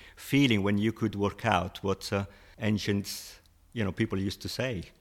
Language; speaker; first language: English; non-native, fluent; Italian